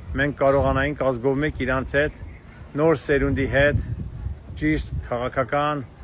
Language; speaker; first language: Armenian; native; Armenian